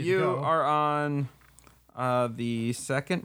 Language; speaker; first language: English; native; English